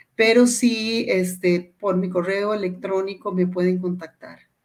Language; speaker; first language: Spanish; native; Spanish